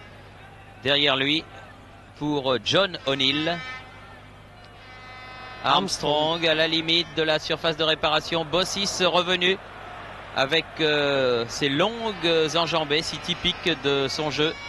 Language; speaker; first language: French; native; French